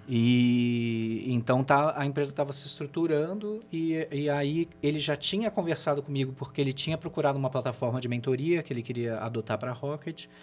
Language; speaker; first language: Portuguese; native; Portuguese